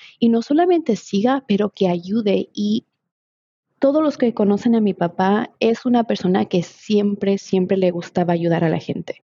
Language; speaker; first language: Spanish; early bilingual, heritage; Spanish